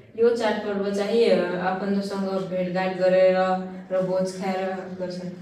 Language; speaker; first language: Nepali; non-native, local second language; Dangaura Tharu